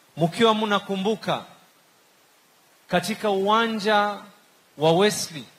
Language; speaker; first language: Swahili; native; Swahili